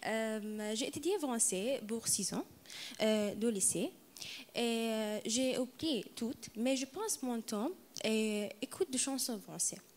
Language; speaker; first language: French; non-native, learner; Arabic